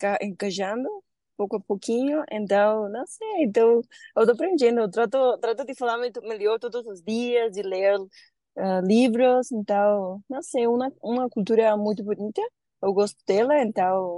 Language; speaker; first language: Portuguese; non-native, learner; Spanish